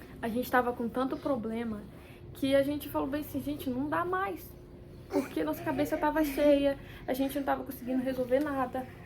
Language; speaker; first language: Portuguese; native; Portuguese